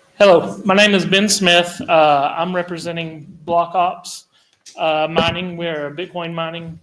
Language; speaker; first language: English; native; English